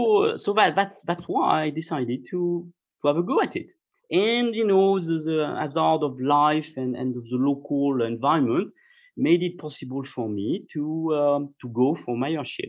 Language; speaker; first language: English; non-native, fluent; French